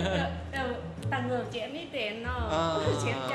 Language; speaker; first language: Chinese; non-native, learner; Vietnamese